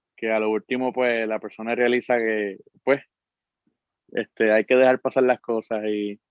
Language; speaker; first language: Spanish; native; Spanish